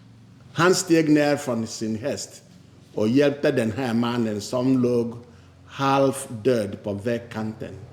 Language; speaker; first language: Swedish; non-native, fluent; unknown